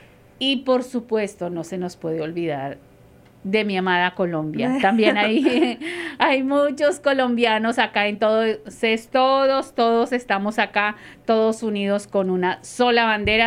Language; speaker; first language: Spanish; native; Spanish